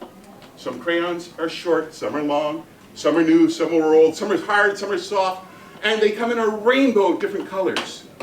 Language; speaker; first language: English; native; English